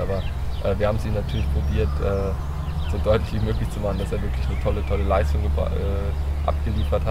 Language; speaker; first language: German; native; German